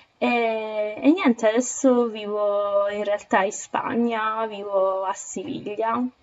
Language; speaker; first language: Italian; native; Italian